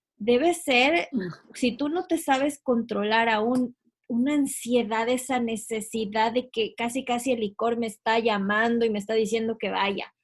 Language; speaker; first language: Spanish; native; Spanish